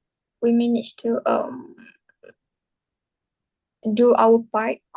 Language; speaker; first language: English; non-native, local second language; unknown